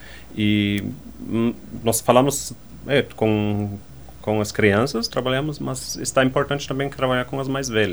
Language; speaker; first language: Portuguese; non-native, fluent; German